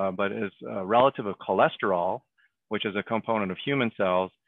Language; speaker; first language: English; native; English